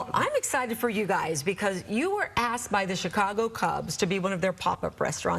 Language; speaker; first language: English; native; English